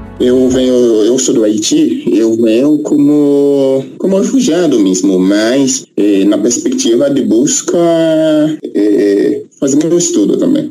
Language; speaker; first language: Portuguese; non-native, fluent; Haitian Creole